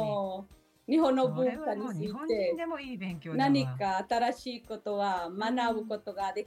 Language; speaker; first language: Japanese; non-native, learner; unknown